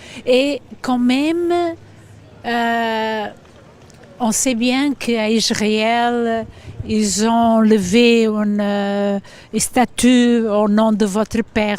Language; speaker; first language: French; non-native, fluent; Portuguese